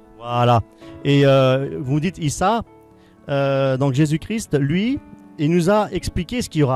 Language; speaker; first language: French; native; French